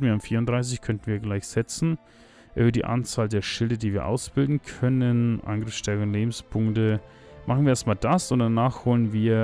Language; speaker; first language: German; native; German